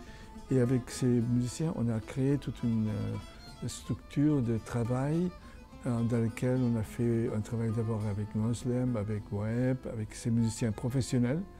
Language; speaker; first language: French; non-native, fluent; Catalan